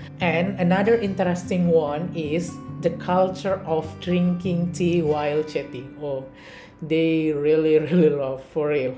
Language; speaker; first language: English; non-native, learner; Indonesian